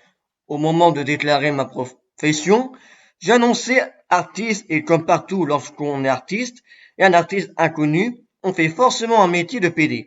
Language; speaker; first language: French; native; French